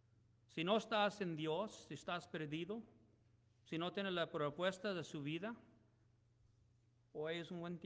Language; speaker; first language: Spanish; non-native, learner; English